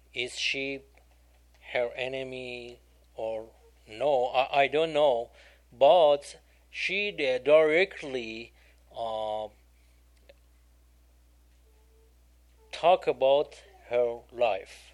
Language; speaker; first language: English; non-native, learner; Persian